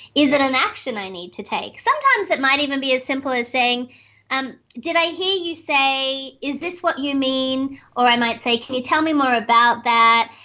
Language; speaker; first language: English; native; English